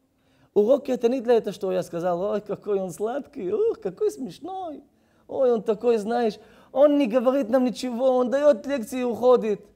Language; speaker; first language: Russian; non-native, learner; Hebrew